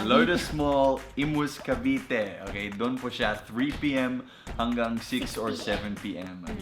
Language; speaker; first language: Filipino; non-native, fluent; English